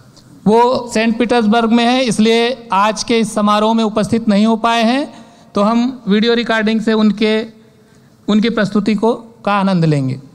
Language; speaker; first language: Hindi; native; Hindi